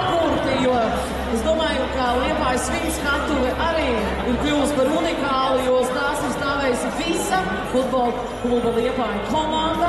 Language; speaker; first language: Latvian; native; Latvian